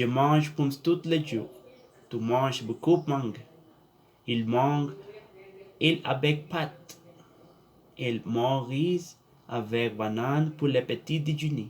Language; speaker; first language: French; non-native, learner; Spanish